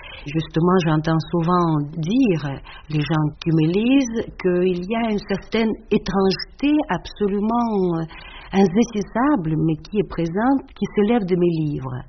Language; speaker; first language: French; non-native, fluent; Russian